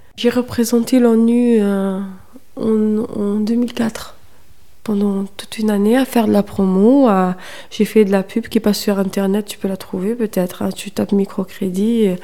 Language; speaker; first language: French; non-native, local second language; Kabyle